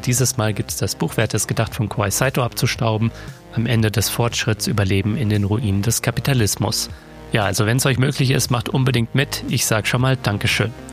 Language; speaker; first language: German; native; German